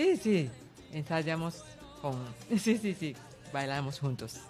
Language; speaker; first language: Spanish; non-native, learner; Japanese